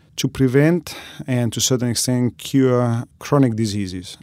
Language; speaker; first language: English; non-native, fluent; Spanish